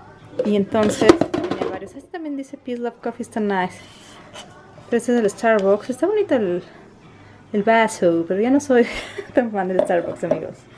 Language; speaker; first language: Spanish; native; Spanish